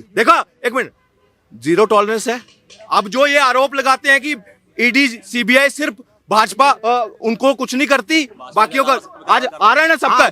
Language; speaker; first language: Hindi; native; Hindi